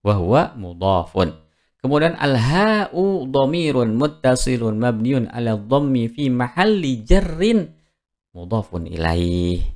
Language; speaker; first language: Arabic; non-native, fluent; Indonesian